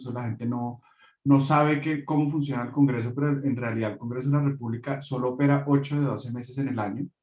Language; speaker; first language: Spanish; native; Spanish